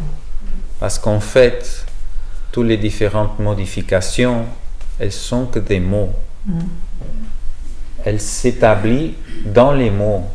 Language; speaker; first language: French; non-native, learner; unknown